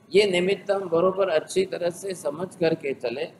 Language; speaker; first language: Hindi; non-native, local second language; Gujarati